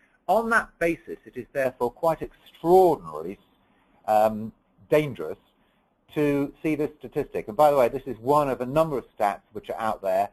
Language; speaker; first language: English; native; English